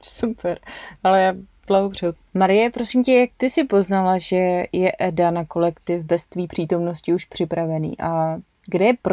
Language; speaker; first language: Czech; native; Czech